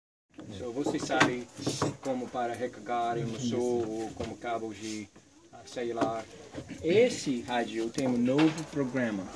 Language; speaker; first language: Portuguese; non-native, learner; English